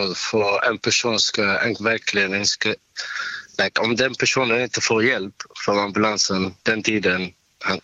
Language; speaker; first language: Swedish; non-native, learner; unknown